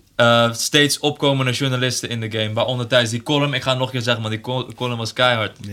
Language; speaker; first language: Dutch; early bilingual, other home language; Persian